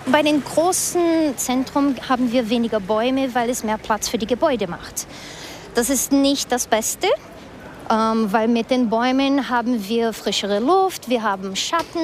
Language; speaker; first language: German; non-native, fluent; Portuguese